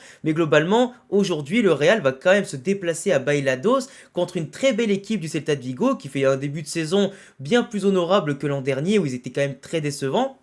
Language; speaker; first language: French; native; French